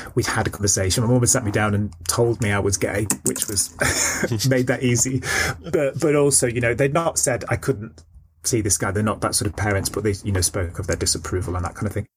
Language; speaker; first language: English; native; English